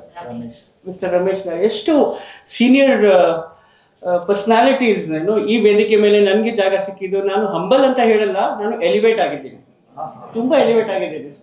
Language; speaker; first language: Kannada; non-native, local second language; Urdu